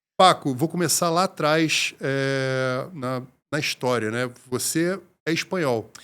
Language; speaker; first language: Portuguese; native; Portuguese